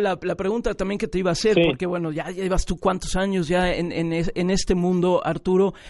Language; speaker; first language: Spanish; native; Spanish